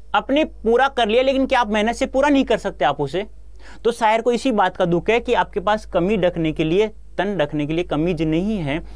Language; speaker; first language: Hindi; native; Hindi